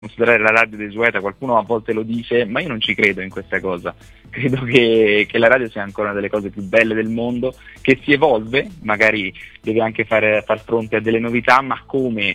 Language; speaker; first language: Italian; native; Italian